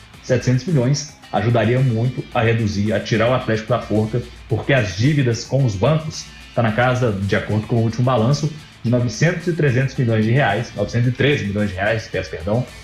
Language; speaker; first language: Portuguese; native; Portuguese